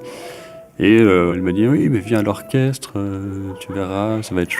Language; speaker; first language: French; native; French